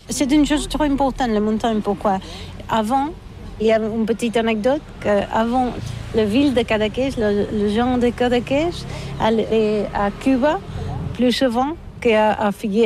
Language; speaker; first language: French; non-native, learner; Catalan